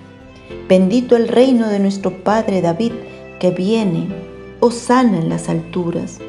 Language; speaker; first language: Spanish; native; Spanish